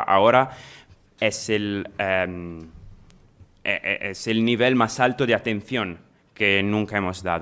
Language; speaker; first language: Spanish; non-native, fluent; Italian